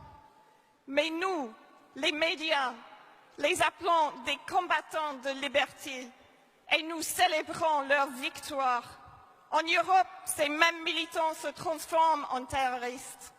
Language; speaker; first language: French; non-native, fluent; English